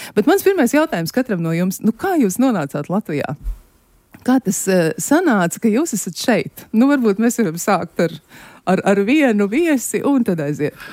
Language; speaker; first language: Latvian; native; Latvian